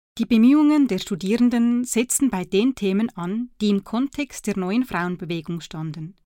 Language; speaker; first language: German; native; German